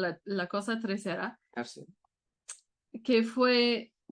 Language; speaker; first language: Spanish; non-native, learner; English